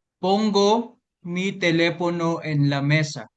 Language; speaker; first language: Spanish; non-native, learner; Filipino